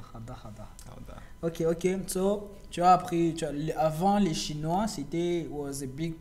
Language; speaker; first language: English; non-native, learner; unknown